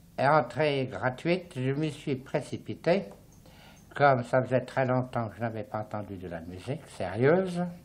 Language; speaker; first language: French; native; French